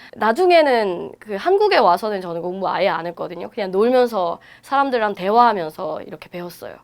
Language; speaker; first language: Korean; non-native, fluent; Burmese